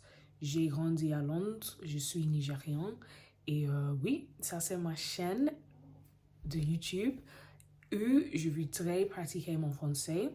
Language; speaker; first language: French; non-native, learner; English